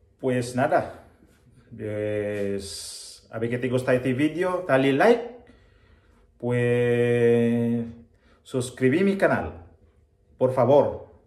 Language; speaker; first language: Spanish; non-native, learner; Filipino